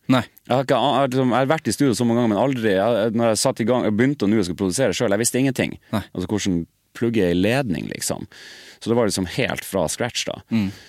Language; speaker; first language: Norwegian; native; Norwegian